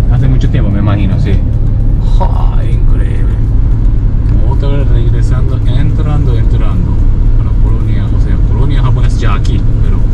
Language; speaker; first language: Spanish; non-native, learner; Japanese